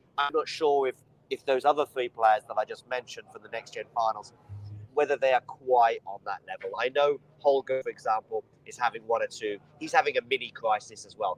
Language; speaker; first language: English; native; English